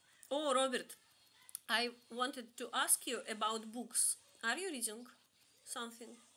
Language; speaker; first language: English; non-native, learner; Russian